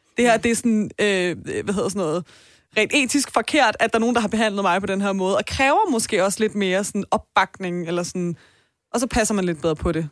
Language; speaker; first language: Danish; early bilingual, other home language; Persian